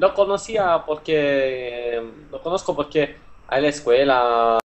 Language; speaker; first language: Spanish; non-native, fluent; Italian